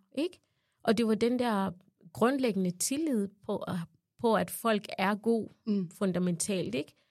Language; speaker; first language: Danish; non-native, fluent; Ganda